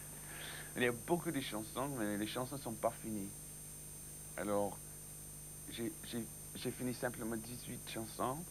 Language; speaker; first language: French; non-native, learner; English